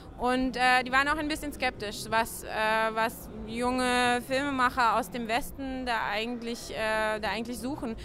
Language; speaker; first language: German; non-native, fluent; Russian